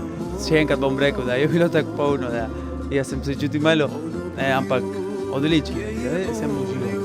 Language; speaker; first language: Slovenian; non-native, learner; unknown